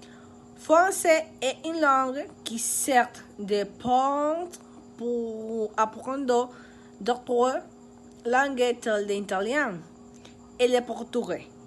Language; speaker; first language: French; non-native, learner; Spanish